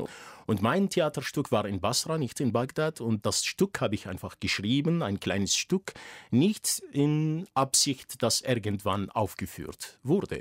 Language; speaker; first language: German; non-native, fluent; Arabic